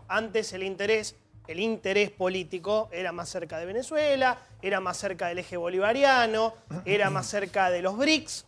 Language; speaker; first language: Spanish; native; Spanish